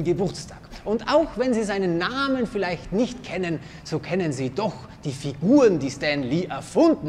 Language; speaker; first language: German; native; German